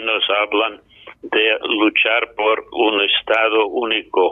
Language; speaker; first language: Spanish; non-native, fluent; English